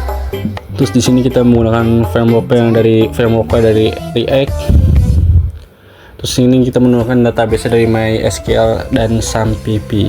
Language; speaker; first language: Indonesian; native; Indonesian